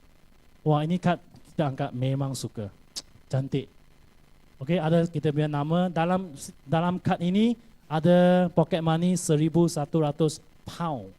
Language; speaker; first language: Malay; non-native, local second language; Chinese